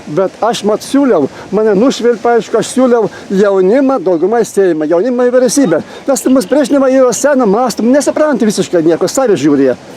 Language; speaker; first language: Lithuanian; native; Lithuanian